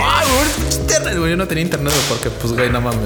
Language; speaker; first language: Spanish; native; Spanish